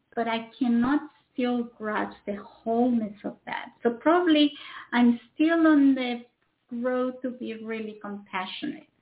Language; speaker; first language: English; non-native, fluent; Spanish